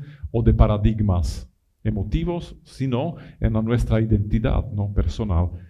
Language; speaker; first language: Spanish; non-native, fluent; Italian